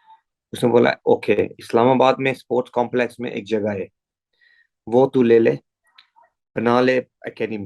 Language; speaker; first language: Hindi; early bilingual, heritage; English